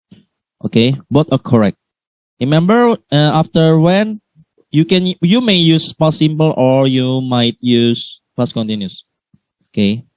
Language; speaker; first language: English; non-native, learner; Indonesian